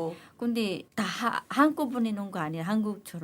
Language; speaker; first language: Korean; non-native, learner; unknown